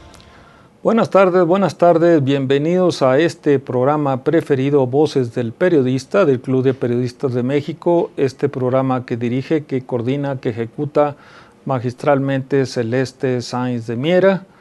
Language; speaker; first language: Spanish; native; Spanish